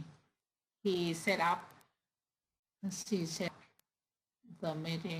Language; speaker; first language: English; non-native, learner; Vietnamese